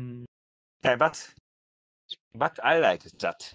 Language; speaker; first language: English; non-native, learner; Japanese